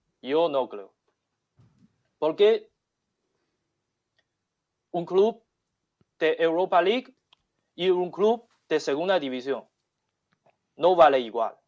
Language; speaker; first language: Spanish; non-native, learner; Chinese